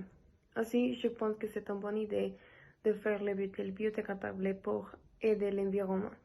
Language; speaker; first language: French; non-native, learner; Spanish